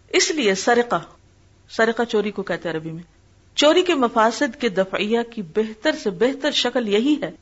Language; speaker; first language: Urdu; native; Urdu